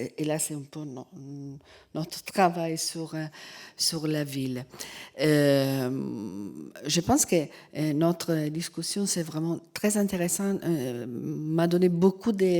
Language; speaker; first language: French; non-native, fluent; Italian